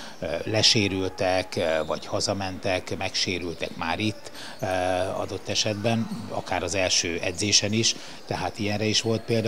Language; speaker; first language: Hungarian; native; Hungarian